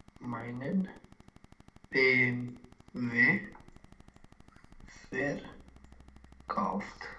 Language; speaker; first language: German; non-native, learner; Romanian